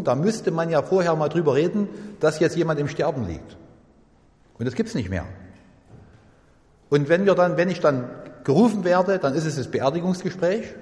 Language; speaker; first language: German; native; German